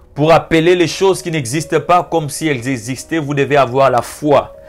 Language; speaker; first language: French; non-native, local second language; Lingala